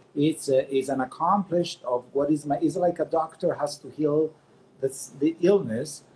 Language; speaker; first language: English; non-native, fluent; Italian